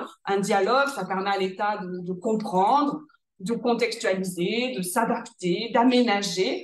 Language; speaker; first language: French; native; French